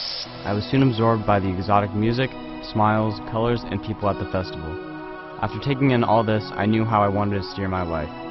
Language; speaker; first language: English; native; English